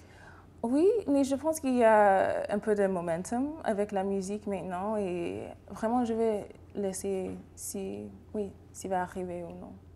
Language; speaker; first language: French; non-native, fluent; English